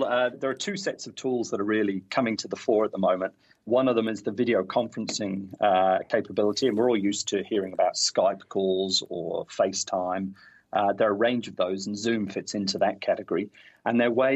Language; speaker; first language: English; native; English